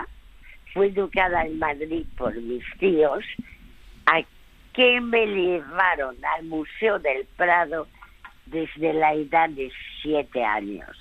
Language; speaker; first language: Spanish; early bilingual, other home language; French